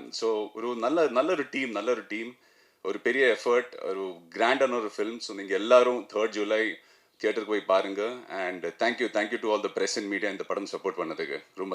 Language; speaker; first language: Tamil; non-native, fluent; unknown